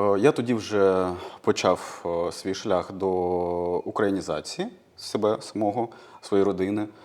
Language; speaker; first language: Ukrainian; non-native, local second language; Russian